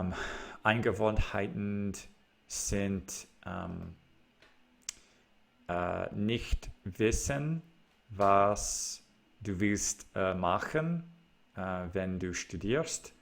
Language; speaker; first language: German; non-native, learner; English